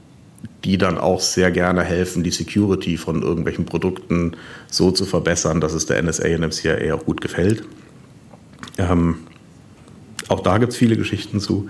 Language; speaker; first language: German; native; German